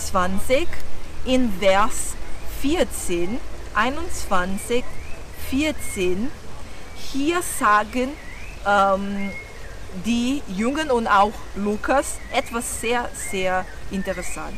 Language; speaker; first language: German; non-native, fluent; Portuguese